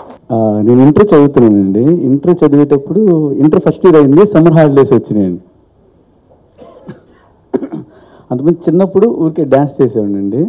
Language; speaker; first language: Telugu; native; Telugu